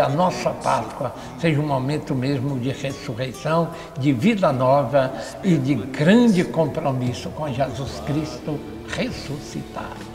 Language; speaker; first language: Portuguese; native; Portuguese